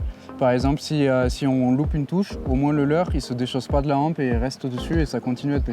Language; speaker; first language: French; native; French